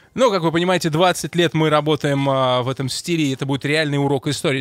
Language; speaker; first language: Russian; native; Russian